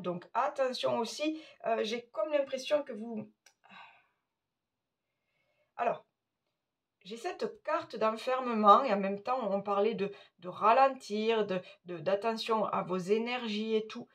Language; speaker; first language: French; native; French